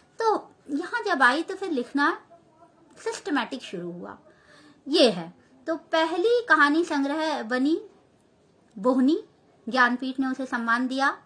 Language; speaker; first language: Hindi; native; Hindi